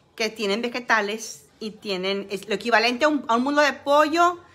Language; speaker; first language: Spanish; native; Spanish